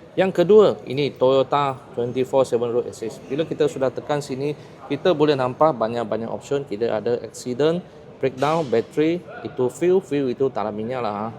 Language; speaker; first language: Malay; non-native, local second language; Chinese